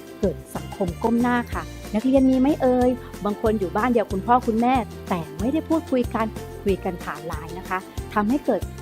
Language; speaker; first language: Thai; native; Thai